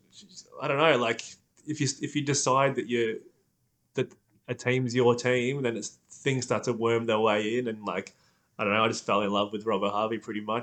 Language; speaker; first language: English; native; English